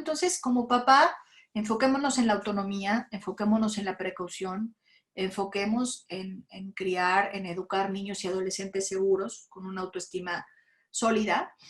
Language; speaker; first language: Spanish; native; Spanish